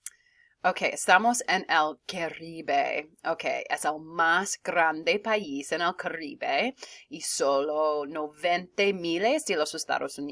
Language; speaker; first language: Spanish; non-native, fluent; English